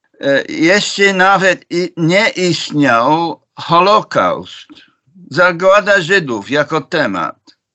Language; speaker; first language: Polish; non-native, fluent; English